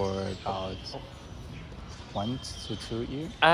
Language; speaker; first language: English; non-native, learner; Chinese